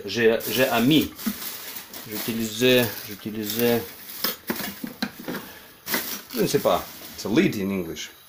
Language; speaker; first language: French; non-native, learner; Ukrainian